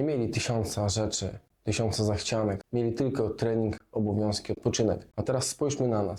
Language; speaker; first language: Polish; native; Polish